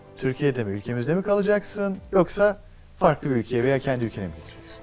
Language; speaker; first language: Turkish; native; Turkish